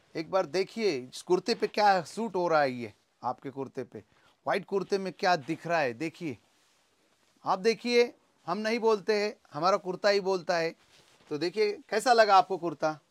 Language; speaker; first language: Hindi; non-native, local second language; Marathi